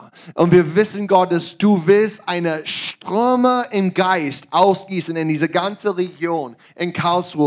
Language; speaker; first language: German; non-native, learner; English